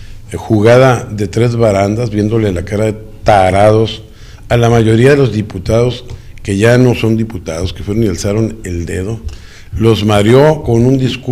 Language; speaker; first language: Spanish; native; Spanish